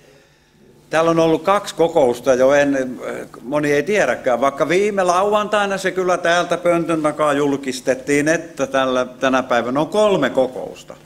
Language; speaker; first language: Finnish; native; Finnish